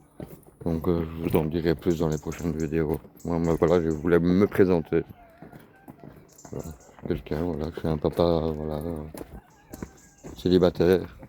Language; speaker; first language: French; native; French